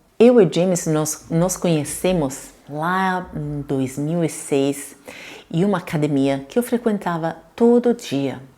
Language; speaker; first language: Portuguese; non-native, fluent; Italian